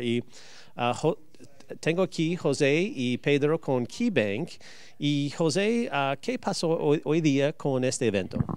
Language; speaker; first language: Spanish; early bilingual, heritage; Spanish